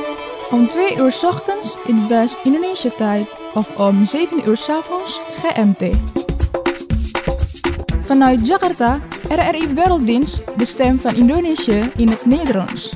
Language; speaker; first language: Dutch; non-native, fluent; Indonesian